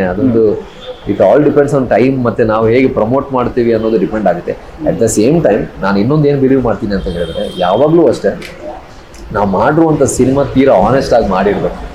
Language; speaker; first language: Kannada; non-native, local second language; Tulu